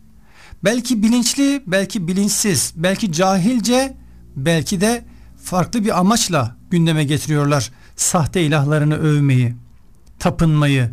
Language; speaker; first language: Turkish; native; Turkish